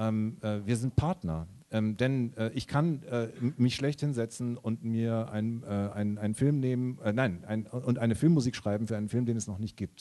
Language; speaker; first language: German; native; German